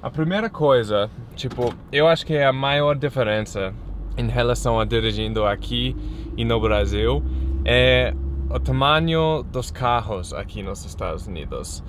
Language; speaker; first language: Portuguese; non-native, fluent; English